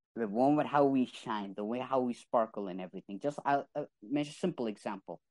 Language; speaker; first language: English; non-native, fluent; Arabic